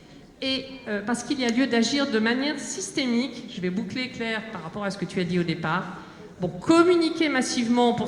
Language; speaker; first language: French; native; French